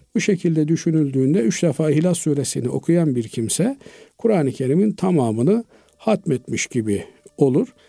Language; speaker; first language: Turkish; native; Turkish